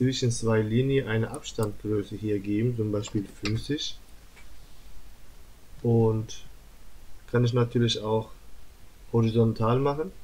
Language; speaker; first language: German; non-native, learner; Turkish